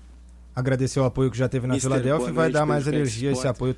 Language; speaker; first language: Portuguese; native; Portuguese